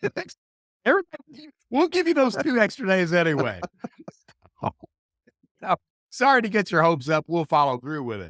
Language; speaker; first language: English; native; English